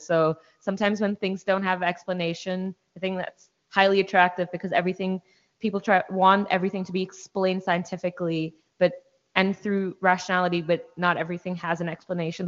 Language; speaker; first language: English; non-native, local second language; Hindi